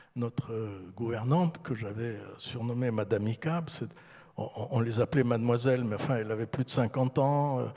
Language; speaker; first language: French; early bilingual, heritage; French